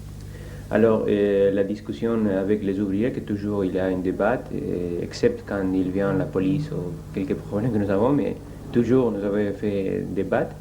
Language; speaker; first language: French; non-native, learner; Spanish